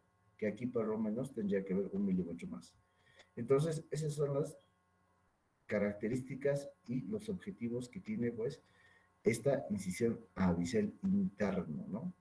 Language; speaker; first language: Spanish; native; Spanish